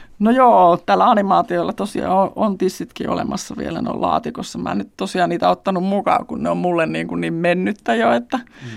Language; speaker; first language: Finnish; native; Finnish